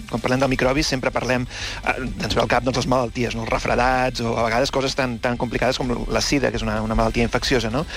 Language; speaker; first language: Catalan; native; Catalan